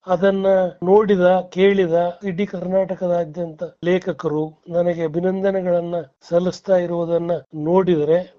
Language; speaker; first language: Kannada; native; Kannada